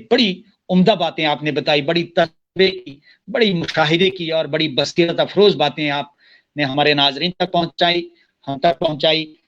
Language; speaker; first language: Urdu; non-native, local second language; Kashmiri